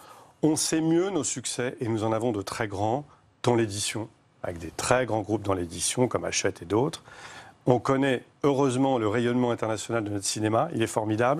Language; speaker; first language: French; native; French